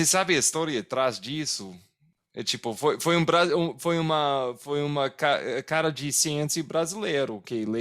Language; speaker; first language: Portuguese; non-native, fluent; English